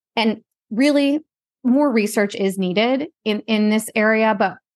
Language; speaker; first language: English; native; English